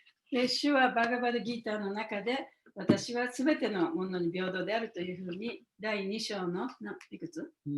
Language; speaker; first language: Japanese; native; Japanese